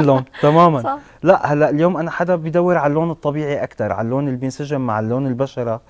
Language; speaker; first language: Arabic; native; Arabic